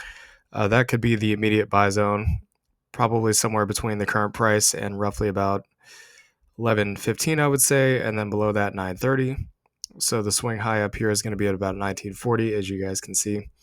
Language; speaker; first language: English; native; English